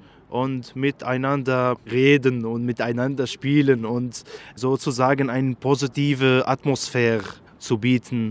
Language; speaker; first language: German; non-native, learner; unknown